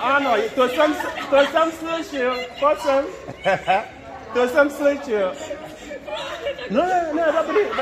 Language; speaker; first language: Czech; non-native, learner; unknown